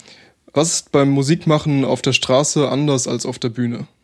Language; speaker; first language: German; native; German